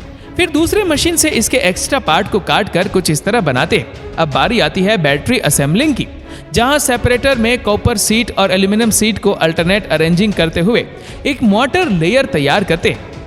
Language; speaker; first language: Hindi; native; Hindi